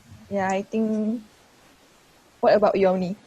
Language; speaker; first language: English; non-native, fluent; Malay